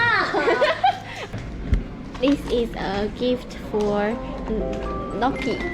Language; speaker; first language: English; non-native, learner; Vietnamese